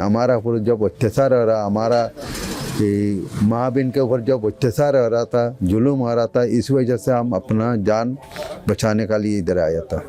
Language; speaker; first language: Hindi; non-native, learner; Rohingya